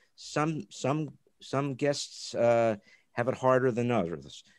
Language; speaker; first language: English; native; English